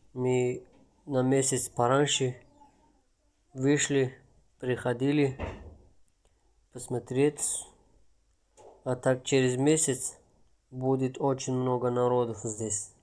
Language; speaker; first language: Russian; non-native, local second language; Tajik